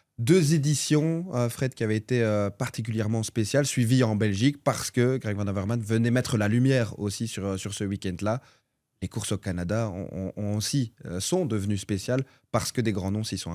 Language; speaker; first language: French; native; French